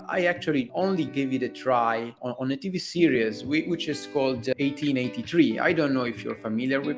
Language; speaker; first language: English; non-native, fluent; Italian